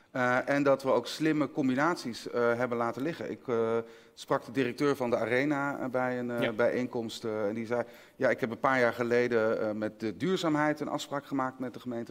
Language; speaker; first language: Dutch; native; Dutch